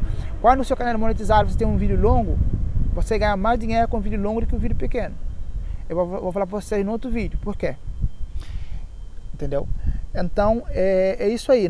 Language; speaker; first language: Portuguese; non-native, local second language; Kabuverdianu